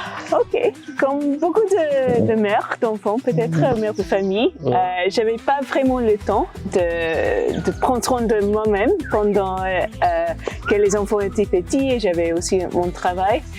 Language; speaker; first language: French; non-native, fluent; English